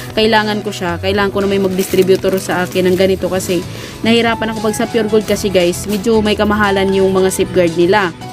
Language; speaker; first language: Filipino; native; Filipino